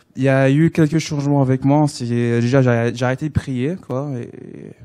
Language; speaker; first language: French; non-native, learner; English